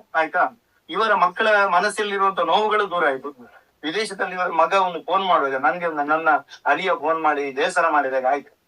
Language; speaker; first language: Kannada; non-native, local second language; Tulu